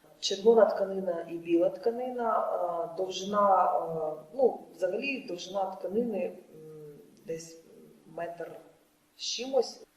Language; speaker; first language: Ukrainian; non-native, local second language; Russian